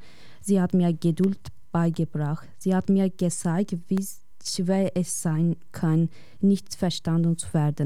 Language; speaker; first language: German; non-native, fluent; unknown